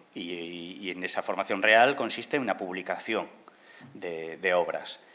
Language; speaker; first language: Galician; non-native, local second language; Spanish